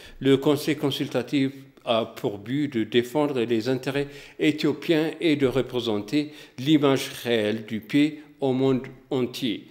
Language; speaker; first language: French; non-native, fluent; Amharic